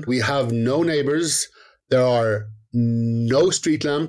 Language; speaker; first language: English; native; English